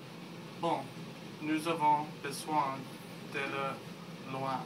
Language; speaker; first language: French; non-native, learner; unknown